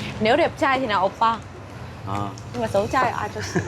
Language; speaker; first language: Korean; non-native, learner; Vietnamese